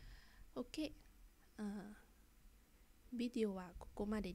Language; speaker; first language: Japanese; non-native, fluent; Vietnamese